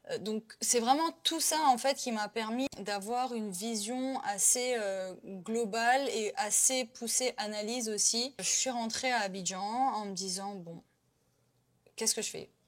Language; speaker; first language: French; native; French